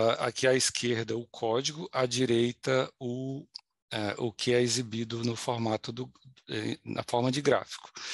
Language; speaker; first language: Portuguese; native; Portuguese